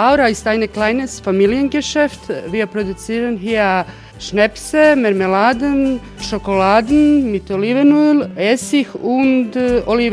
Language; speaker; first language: German; non-native, learner; Croatian